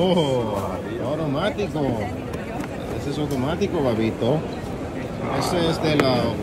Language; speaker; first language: Spanish; early bilingual, heritage; English